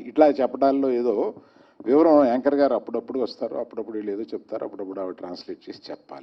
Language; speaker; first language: Telugu; native; Telugu